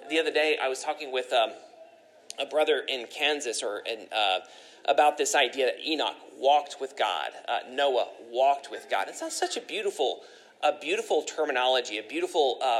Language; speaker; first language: English; native; English